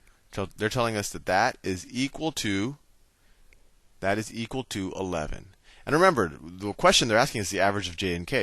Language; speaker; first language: English; native; English